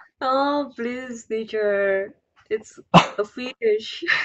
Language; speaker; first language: English; non-native, learner; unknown